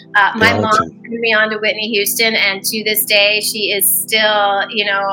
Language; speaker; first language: English; native; English